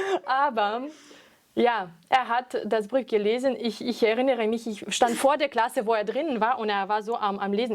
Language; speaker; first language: German; non-native, fluent; French